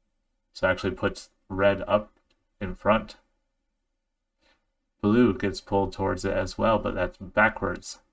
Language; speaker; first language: English; native; English